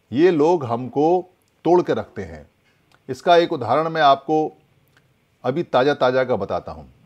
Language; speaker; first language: Hindi; native; Hindi